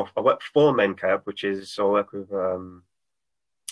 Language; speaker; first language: English; native; English